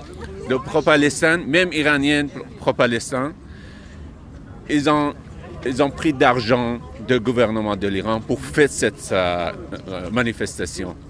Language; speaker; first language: French; non-native, local second language; Persian